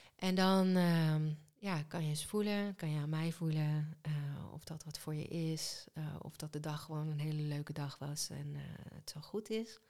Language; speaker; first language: Dutch; early bilingual, other home language; Hebrew